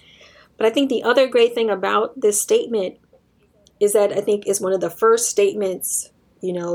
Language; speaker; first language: English; native; English